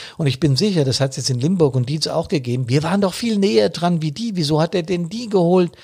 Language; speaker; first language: German; native; German